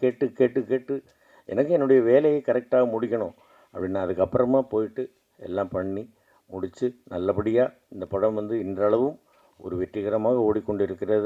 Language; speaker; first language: Tamil; native; Tamil